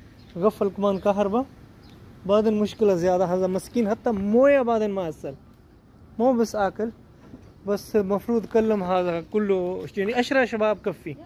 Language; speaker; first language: Arabic; non-native, learner; Urdu